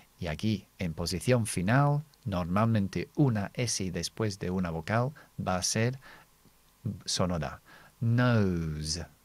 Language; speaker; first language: Spanish; non-native, fluent; English